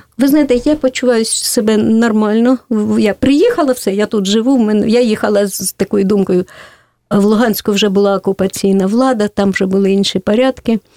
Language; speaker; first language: Ukrainian; native; Ukrainian